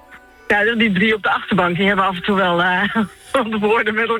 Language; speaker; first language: Dutch; native; Dutch